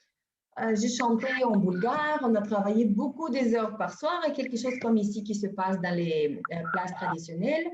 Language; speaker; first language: French; non-native, fluent; Bulgarian